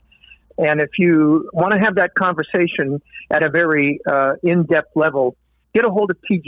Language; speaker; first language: English; native; English